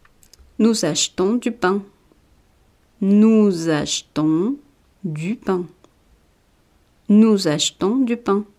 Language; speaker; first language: French; non-native, fluent; Spanish